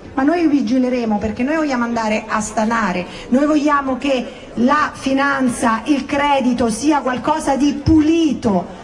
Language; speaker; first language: Italian; native; Italian